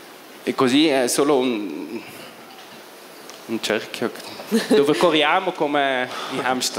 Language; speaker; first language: Italian; non-native, local second language; German